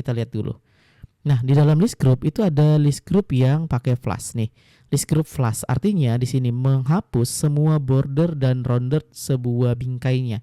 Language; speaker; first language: Indonesian; native; Indonesian